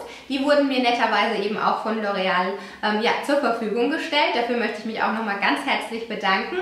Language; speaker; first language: German; native; German